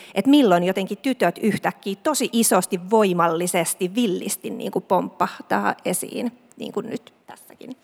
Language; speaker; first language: Finnish; native; Finnish